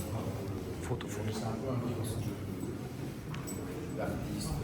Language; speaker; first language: French; non-native, fluent; Albanian